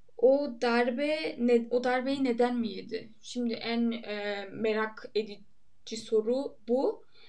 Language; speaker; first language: Turkish; early bilingual, heritage; Turkish